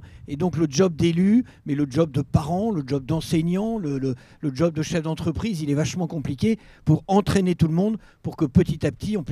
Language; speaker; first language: French; native; French